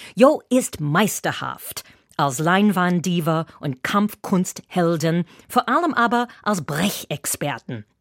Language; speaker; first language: German; non-native, fluent; English